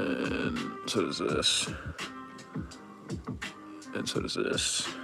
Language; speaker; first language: English; native; English